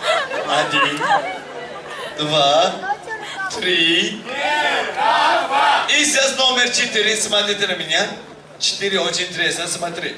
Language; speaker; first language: Russian; non-native, learner; Turkish